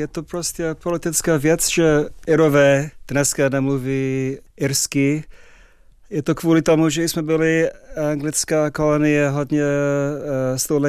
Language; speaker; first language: Czech; non-native, fluent; English